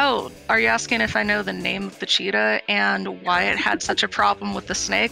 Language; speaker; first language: English; native; English